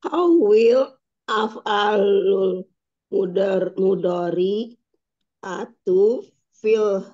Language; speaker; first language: Arabic; non-native, learner; Indonesian